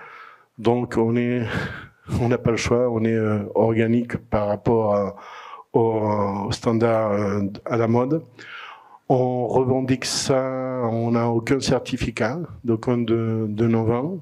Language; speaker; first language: French; non-native, fluent; Spanish